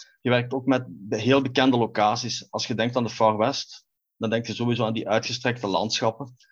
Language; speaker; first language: Dutch; native; Dutch